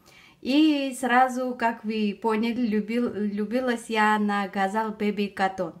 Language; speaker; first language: Russian; non-native, fluent; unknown